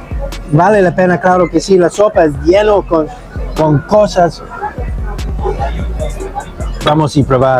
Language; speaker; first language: Spanish; non-native, learner; English